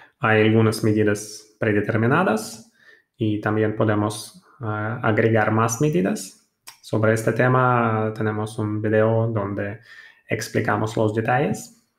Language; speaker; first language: Spanish; non-native, fluent; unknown